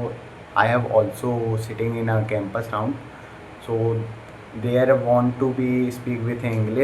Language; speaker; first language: English; non-native, learner; Hindi